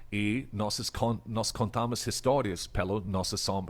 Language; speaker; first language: Portuguese; non-native, fluent; English